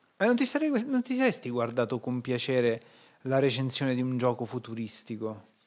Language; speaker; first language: Italian; native; Italian